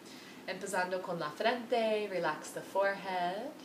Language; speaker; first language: Spanish; non-native, fluent; English